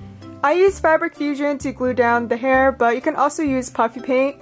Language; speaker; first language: English; native; English